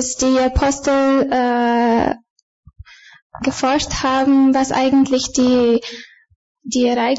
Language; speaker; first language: German; non-native, fluent; Bulgarian